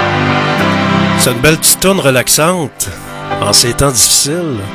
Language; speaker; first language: French; native; French